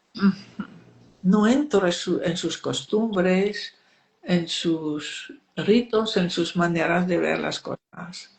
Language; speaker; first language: Spanish; non-native, fluent; French